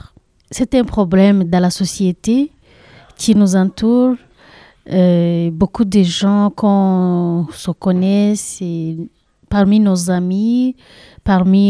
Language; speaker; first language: French; non-native, learner; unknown